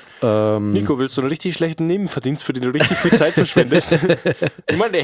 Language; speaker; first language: German; native; German